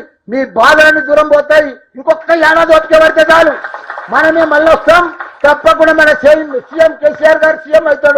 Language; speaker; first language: Telugu; native; Telugu